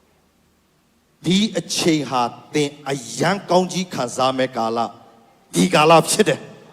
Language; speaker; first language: Burmese; non-native, local second language; Kachin